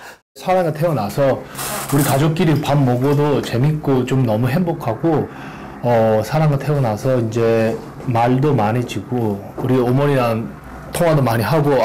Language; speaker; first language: Korean; non-native, fluent; Japanese